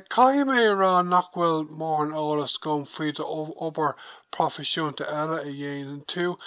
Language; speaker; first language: Irish; non-native, local second language; English